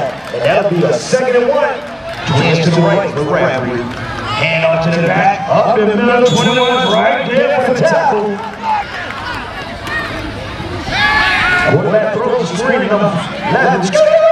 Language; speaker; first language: English; native; English